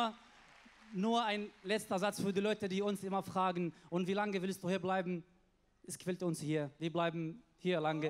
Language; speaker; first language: German; non-native, fluent; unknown